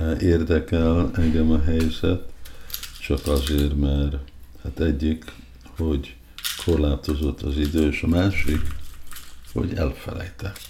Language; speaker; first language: Hungarian; early bilingual, heritage; Hungarian